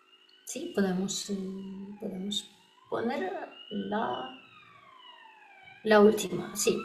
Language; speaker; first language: Spanish; non-native, learner; Polish